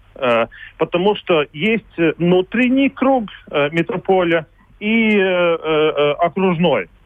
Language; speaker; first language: Russian; non-native, local second language; Latvian